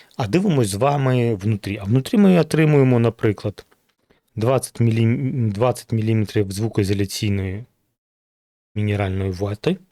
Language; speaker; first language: Ukrainian; non-native, local second language; Russian